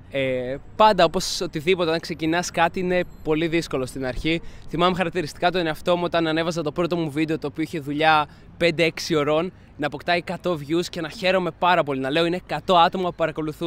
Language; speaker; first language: Greek; native; Greek